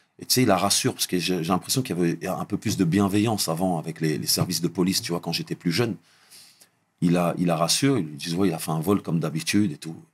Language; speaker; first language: French; early bilingual, other home language; Arabic